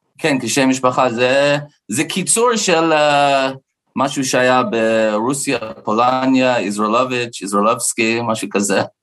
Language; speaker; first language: Hebrew; non-native, fluent; English